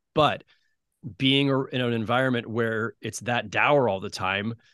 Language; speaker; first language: English; native; English